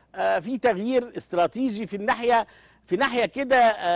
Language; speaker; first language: Arabic; native; Arabic